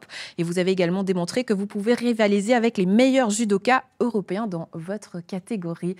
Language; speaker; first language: French; native; French